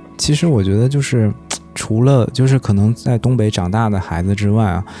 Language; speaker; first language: Chinese; native; Chinese